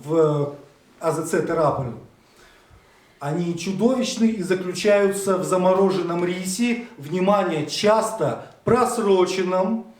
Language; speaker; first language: Russian; native; Russian